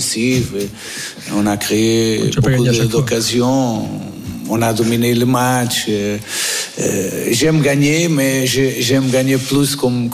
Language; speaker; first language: French; non-native, fluent; Portuguese